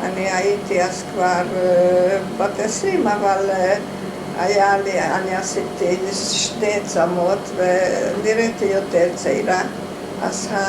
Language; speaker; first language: Hebrew; non-native, fluent; Hungarian